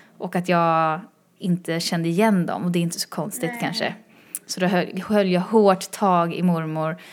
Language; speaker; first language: Swedish; early bilingual, other home language; Chinese